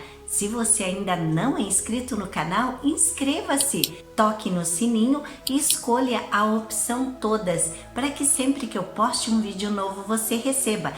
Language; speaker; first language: Portuguese; native; Portuguese